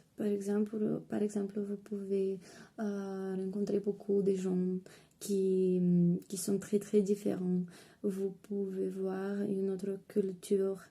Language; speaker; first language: French; non-native, fluent; Bulgarian